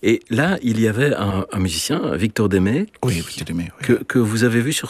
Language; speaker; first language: French; native; French